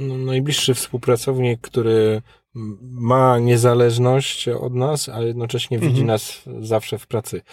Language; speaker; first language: Polish; native; Polish